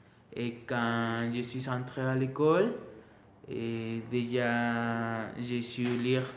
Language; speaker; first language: French; non-native, learner; Spanish